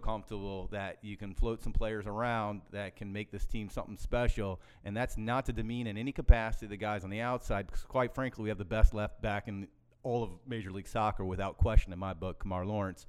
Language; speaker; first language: English; native; English